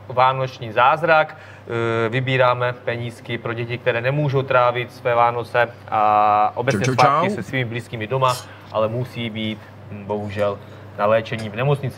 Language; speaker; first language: Czech; native; Czech